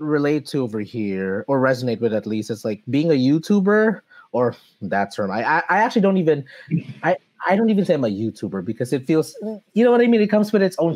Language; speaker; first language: English; early bilingual, other home language; Filipino